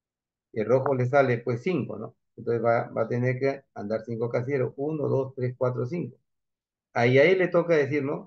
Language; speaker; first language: Spanish; native; Spanish